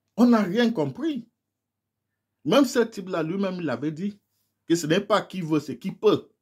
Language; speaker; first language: French; non-native, local second language; English